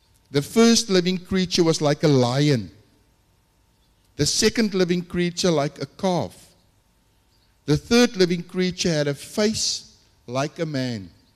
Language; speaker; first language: English; non-native, local second language; Afrikaans